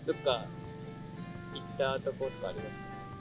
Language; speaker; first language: Japanese; native; Japanese